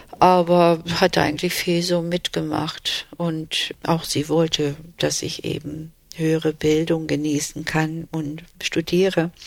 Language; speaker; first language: German; early bilingual, other home language; Turkish